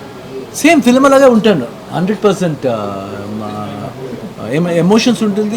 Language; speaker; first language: Telugu; non-native, learner; Kannada